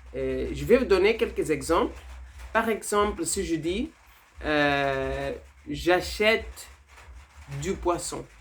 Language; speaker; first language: French; non-native, fluent; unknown